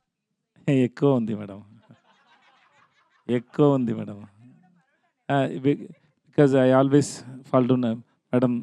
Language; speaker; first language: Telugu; non-native, learner; Tamil